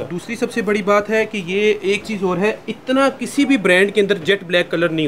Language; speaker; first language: Urdu; native; Urdu